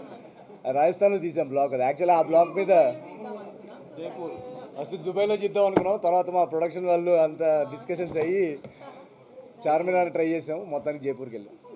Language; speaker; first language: Telugu; native; Telugu